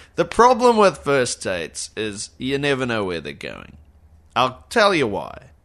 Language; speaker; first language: English; native; English